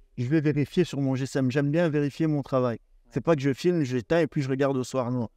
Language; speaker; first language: French; native; French